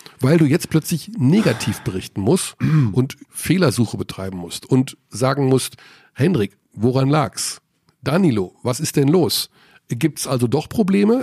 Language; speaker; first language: German; native; German